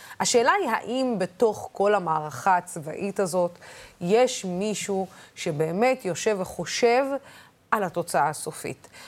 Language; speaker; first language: Hebrew; non-native, local second language; Arabic